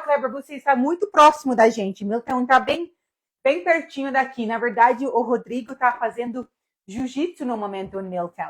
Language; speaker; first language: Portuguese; non-native, fluent; English